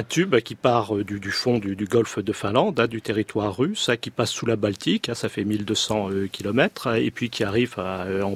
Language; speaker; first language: French; native; French